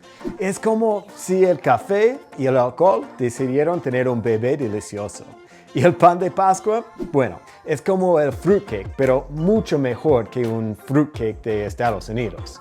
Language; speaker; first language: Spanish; non-native, fluent; English